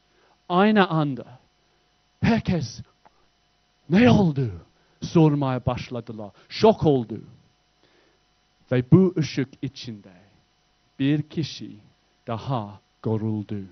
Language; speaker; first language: Turkish; non-native, fluent; English